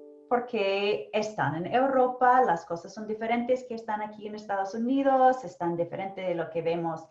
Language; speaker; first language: Spanish; non-native, fluent; English